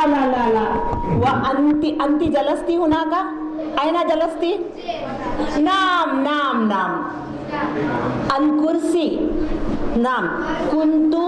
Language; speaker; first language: Arabic; non-native, learner; Urdu